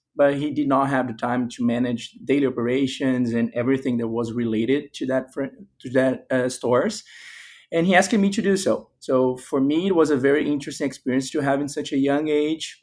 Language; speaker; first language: English; non-native, fluent; Portuguese